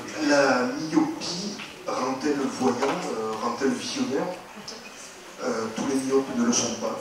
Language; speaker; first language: French; native; French